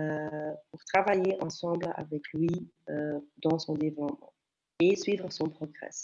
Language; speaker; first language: French; non-native, local second language; Dutch